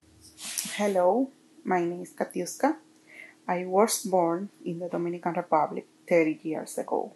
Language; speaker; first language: English; non-native, learner; Spanish